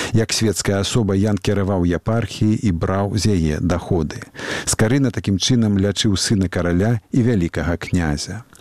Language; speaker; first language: Belarusian; native; Belarusian